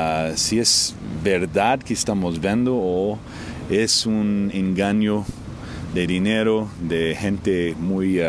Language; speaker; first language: Spanish; non-native, fluent; English